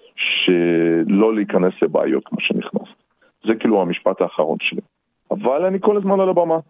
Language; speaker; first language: Hebrew; non-native, fluent; Russian